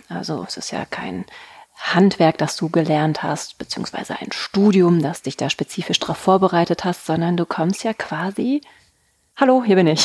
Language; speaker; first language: German; native; German